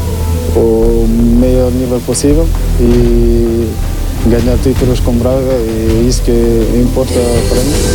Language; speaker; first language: Portuguese; non-native, learner; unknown